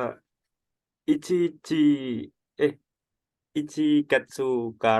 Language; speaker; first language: Japanese; non-native, learner; Indonesian